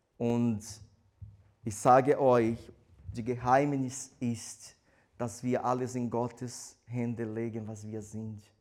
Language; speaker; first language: German; non-native, fluent; Portuguese